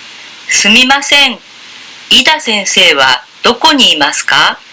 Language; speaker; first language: Japanese; non-native, learner; Indonesian